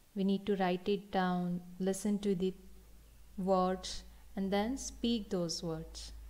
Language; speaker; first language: English; non-native, local second language; Hindi